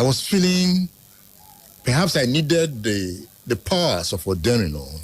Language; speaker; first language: English; non-native, local second language; Yoruba